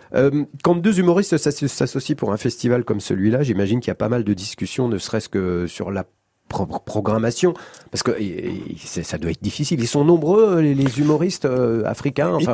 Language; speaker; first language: French; native; French